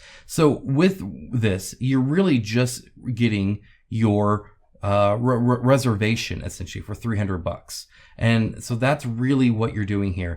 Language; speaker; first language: English; native; English